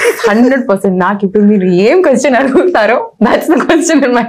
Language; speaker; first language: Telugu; non-native, learner; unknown